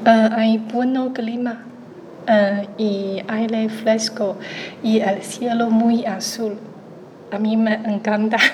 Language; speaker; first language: Spanish; non-native, learner; Chinese